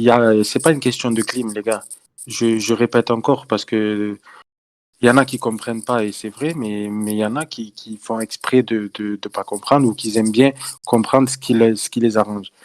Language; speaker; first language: French; native; French